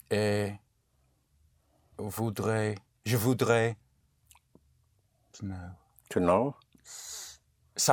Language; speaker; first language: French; non-native, learner; English